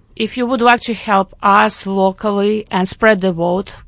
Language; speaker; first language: English; non-native, fluent; Ukrainian